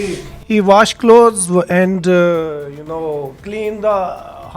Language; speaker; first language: English; non-native, local second language; Urdu